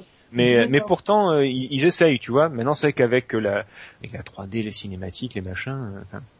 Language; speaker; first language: French; native; French